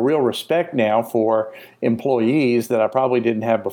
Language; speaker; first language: English; native; English